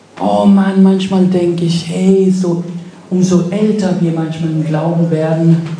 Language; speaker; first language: German; non-native, fluent; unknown